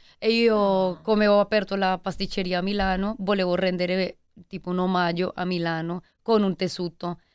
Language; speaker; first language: Italian; non-native, fluent; Spanish